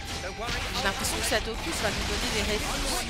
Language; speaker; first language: French; native; French